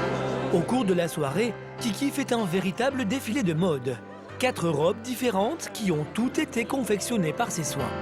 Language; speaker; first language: French; native; French